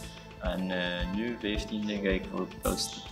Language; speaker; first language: Dutch; non-native, learner; Armenian